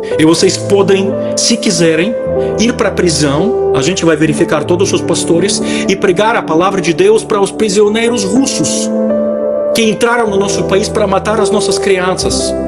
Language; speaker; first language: Portuguese; non-native, fluent; Ukrainian